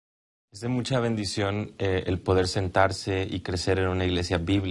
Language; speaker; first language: Spanish; native; Spanish